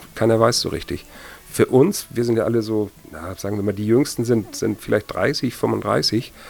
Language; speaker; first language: German; native; German